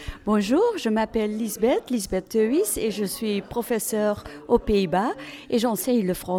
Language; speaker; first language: French; non-native, fluent; Dutch